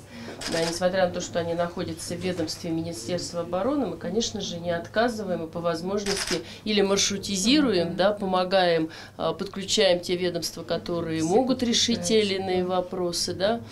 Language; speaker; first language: Russian; native; Russian